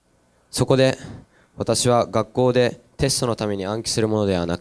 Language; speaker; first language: Japanese; non-native, learner; English